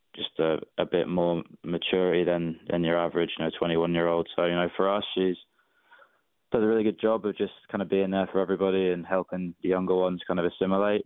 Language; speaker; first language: English; native; English